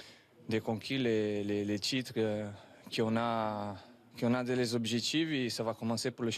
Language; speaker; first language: French; non-native, fluent; Portuguese